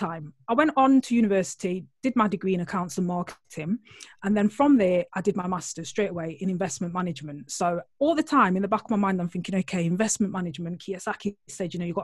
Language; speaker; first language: English; native; English